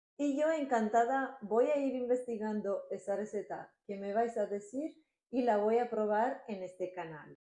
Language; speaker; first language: Spanish; non-native, fluent; Romanian